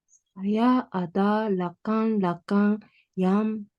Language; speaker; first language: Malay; non-native, learner; Japanese